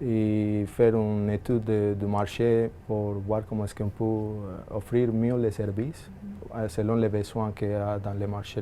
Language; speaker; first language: French; non-native, fluent; Spanish